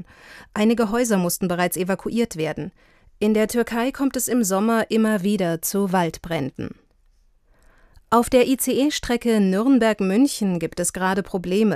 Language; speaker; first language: German; native; German